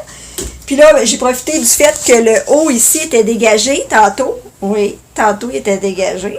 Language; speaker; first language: French; native; French